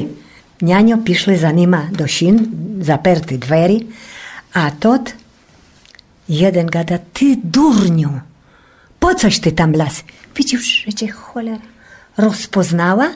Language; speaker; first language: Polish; non-native, local second language; Rusyn